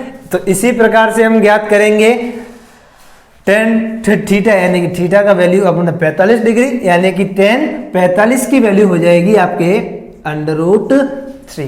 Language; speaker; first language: Hindi; native; Hindi